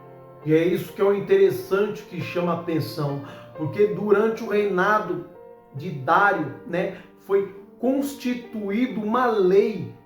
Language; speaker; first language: Portuguese; native; Portuguese